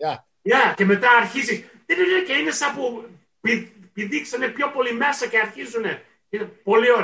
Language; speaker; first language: Greek; early bilingual, heritage; Greek